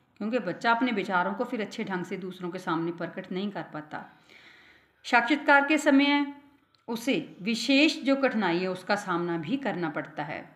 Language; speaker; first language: Hindi; non-native, local second language; Punjabi